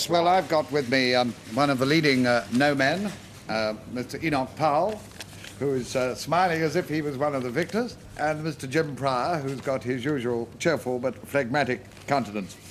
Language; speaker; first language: English; native; English